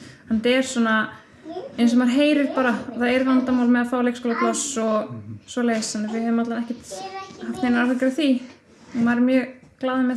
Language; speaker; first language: Icelandic; native; Icelandic